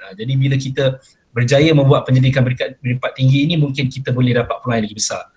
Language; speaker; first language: Malay; native; Malay